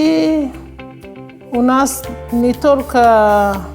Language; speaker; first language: Russian; non-native, fluent; Kinyarwanda